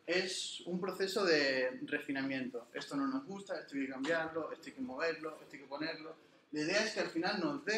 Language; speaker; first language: Spanish; native; Spanish